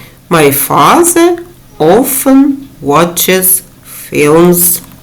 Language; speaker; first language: English; non-native, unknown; Ukrainian